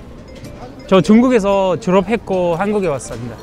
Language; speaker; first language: Korean; non-native, fluent; Russian